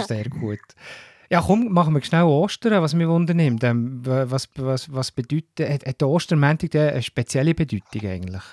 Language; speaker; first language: German; native; German